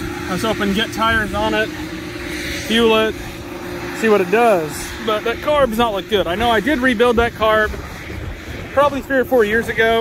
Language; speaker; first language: English; native; English